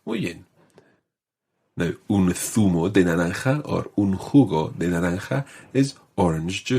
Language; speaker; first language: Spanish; non-native, fluent; English